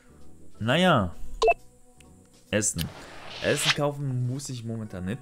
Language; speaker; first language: German; non-native, learner; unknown